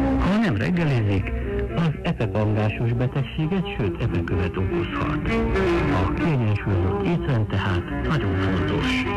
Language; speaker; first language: Hungarian; non-native, fluent; Chinese